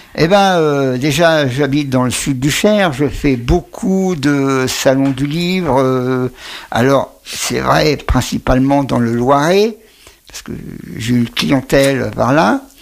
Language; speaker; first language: French; native; French